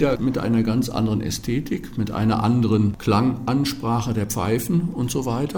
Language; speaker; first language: German; native; German